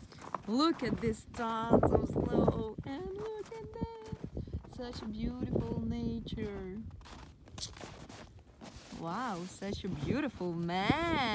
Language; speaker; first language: English; non-native, learner; Russian